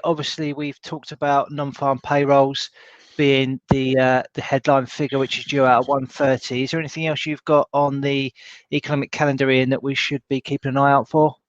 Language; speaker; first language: English; native; English